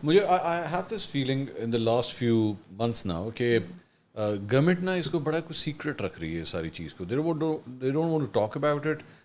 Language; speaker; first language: Urdu; native; Urdu